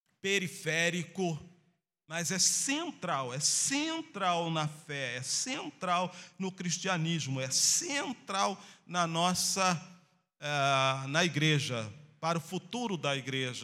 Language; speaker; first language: Portuguese; native; Portuguese